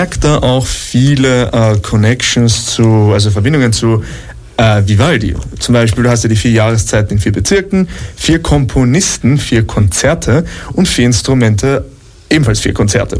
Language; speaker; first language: German; native; German